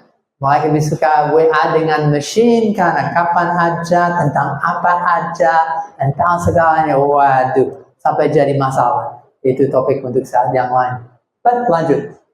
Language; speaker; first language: Indonesian; non-native, fluent; English